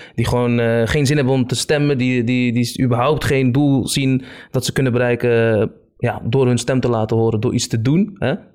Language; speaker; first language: Dutch; early bilingual, other home language; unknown